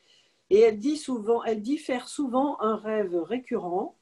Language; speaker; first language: French; native; French